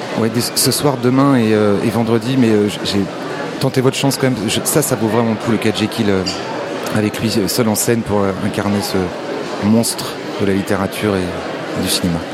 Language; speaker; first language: French; native; French